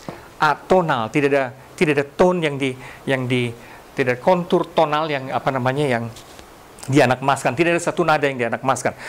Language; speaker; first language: Indonesian; native; Indonesian